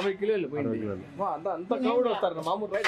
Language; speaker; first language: Telugu; native; Telugu